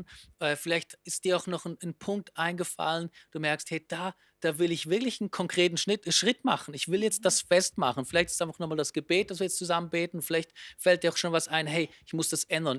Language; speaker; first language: German; native; German